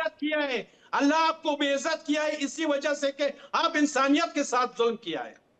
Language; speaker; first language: Hindi; non-native, fluent; Pashto